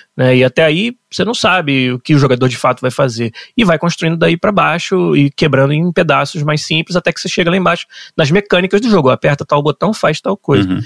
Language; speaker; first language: Portuguese; native; Portuguese